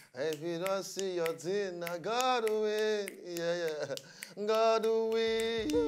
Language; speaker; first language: Nigerian Pidgin; native; Nigerian Pidgin